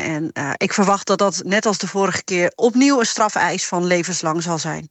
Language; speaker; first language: Dutch; native; Dutch